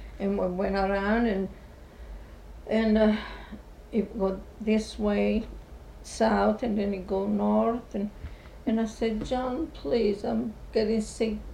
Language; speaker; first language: English; non-native, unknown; Italian